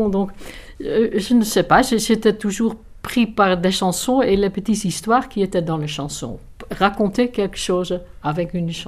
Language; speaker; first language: French; non-native, fluent; Dutch